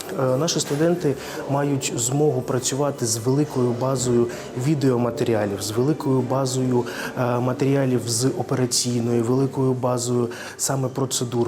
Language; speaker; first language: Ukrainian; non-native, local second language; Russian